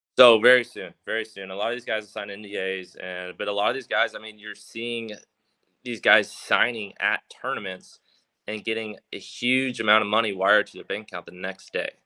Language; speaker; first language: English; native; English